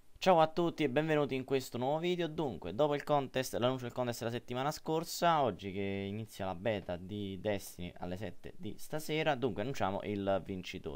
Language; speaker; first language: Italian; native; Italian